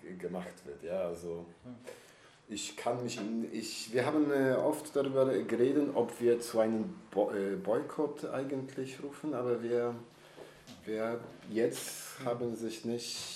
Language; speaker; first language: German; non-native, learner; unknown